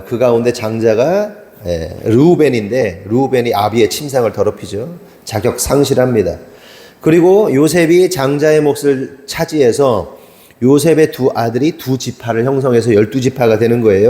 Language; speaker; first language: Korean; native; Korean